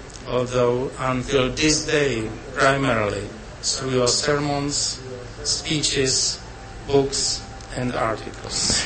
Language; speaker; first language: English; non-native, fluent; Czech